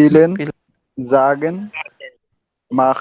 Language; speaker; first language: German; non-native, learner; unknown